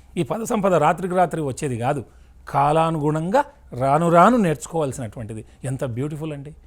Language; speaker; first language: Telugu; native; Telugu